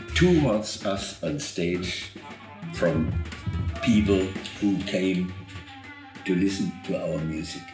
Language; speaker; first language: English; non-native, fluent; German